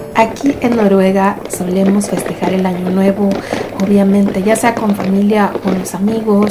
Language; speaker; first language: Spanish; native; Spanish